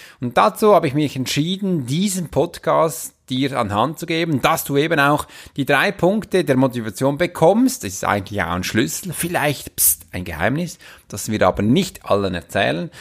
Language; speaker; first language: German; native; German